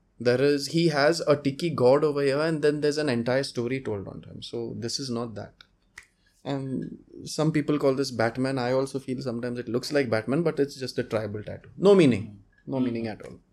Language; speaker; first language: English; non-native, local second language; Konkani